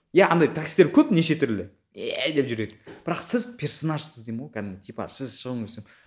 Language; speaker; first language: Kazakh; non-native, local second language; Uzbek